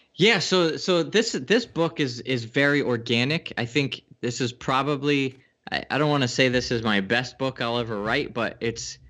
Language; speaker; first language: English; native; English